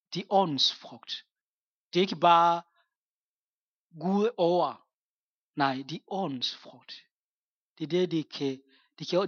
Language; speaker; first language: Danish; non-native, fluent; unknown